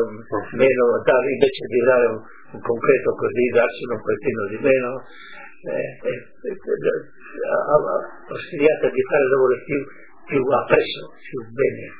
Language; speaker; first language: Italian; non-native, local second language; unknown